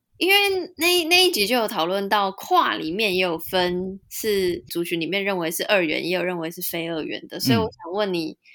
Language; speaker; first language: Chinese; native; Chinese